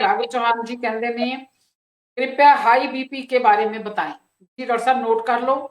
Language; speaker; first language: Hindi; non-native, local second language; Punjabi